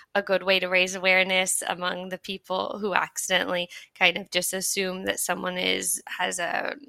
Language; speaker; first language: English; native; English